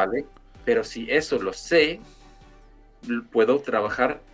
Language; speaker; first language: Spanish; non-native, fluent; English